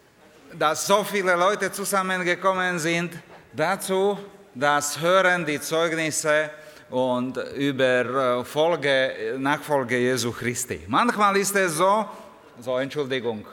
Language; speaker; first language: German; non-native, learner; Slovak